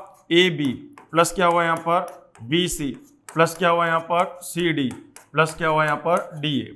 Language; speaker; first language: Hindi; native; Hindi